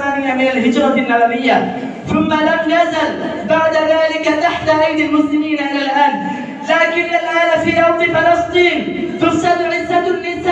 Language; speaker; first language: Arabic; non-native, learner; Bangla